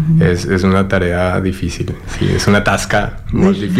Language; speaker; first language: Catalan; non-native, learner; Spanish